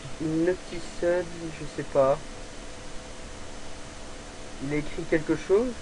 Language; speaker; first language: French; native; French